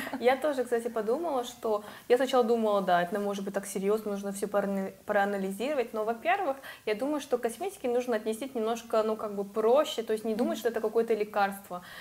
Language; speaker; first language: Russian; non-native, fluent; Korean